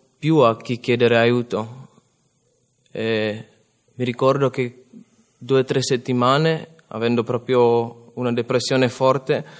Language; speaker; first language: Italian; non-native, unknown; Czech